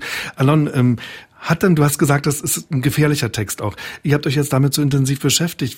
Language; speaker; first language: German; native; German